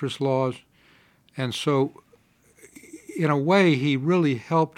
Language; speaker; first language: English; native; English